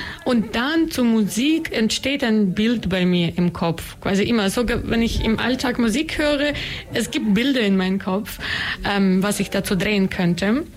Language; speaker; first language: German; non-native, fluent; Russian